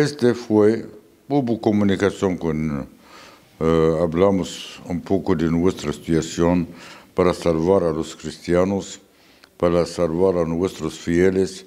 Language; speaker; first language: Spanish; non-native, fluent; Arabic